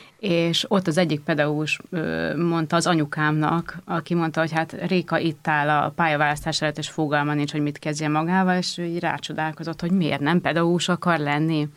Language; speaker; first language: Hungarian; native; Hungarian